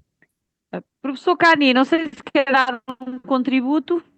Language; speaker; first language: Portuguese; native; Portuguese